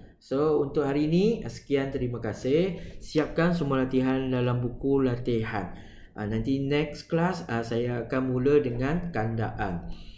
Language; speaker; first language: Malay; non-native, local second language; Chinese